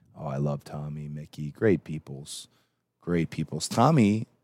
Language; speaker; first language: English; native; English